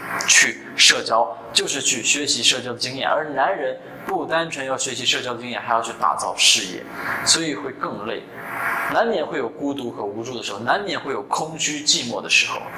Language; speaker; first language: Chinese; native; Chinese